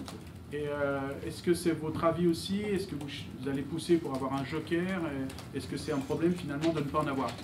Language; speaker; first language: French; native; French